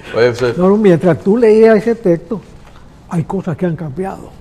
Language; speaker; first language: Spanish; native; Spanish